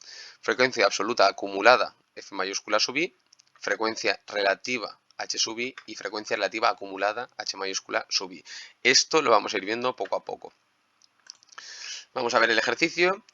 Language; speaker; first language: Spanish; native; Spanish